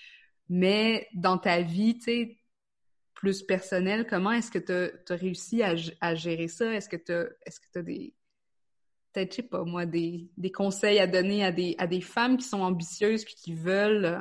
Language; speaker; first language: French; native; French